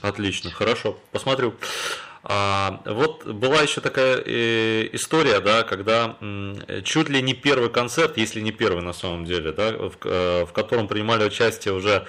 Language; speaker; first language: Russian; native; Russian